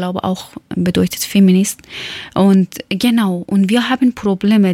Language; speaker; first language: German; non-native, learner; Persian